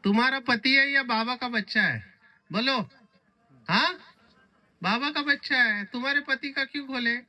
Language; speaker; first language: Hindi; non-native, local second language; Marathi